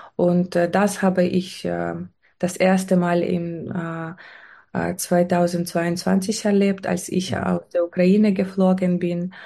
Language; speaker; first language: German; non-native, fluent; Ukrainian